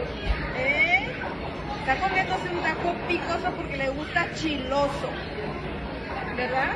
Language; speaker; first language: Spanish; native; Spanish